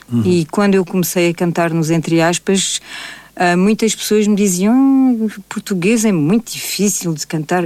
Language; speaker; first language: Portuguese; early bilingual, heritage; Portuguese